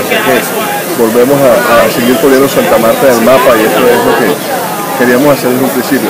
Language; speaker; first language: Spanish; native; Spanish